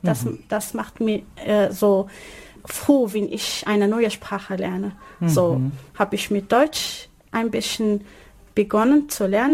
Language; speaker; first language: German; non-native, learner; Arabic